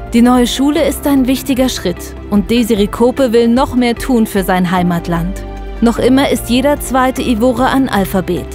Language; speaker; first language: German; native; German